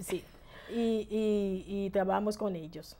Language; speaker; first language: Spanish; non-native, fluent; Haitian Creole